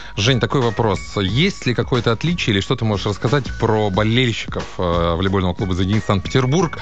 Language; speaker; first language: Russian; native; Russian